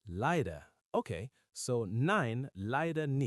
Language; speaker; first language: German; non-native, learner; English